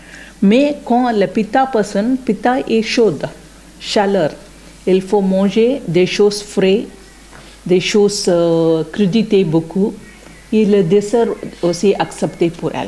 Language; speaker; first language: French; non-native, learner; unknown